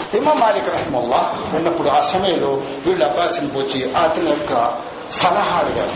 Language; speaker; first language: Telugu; non-native, local second language; Urdu